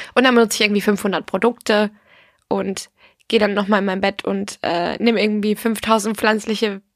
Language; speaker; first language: German; non-native, fluent; English